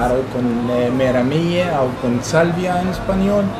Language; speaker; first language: Spanish; non-native, learner; Arabic